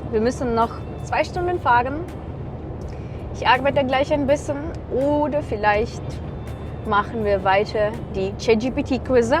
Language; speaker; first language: German; non-native, fluent; Russian